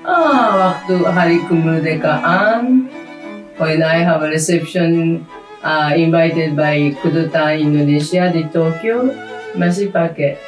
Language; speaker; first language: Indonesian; non-native, fluent; Japanese